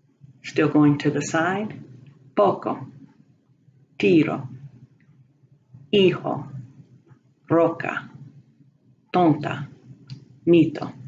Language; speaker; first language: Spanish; non-native, fluent; English